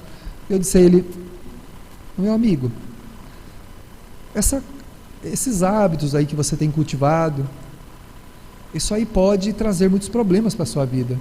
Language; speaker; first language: Portuguese; native; Portuguese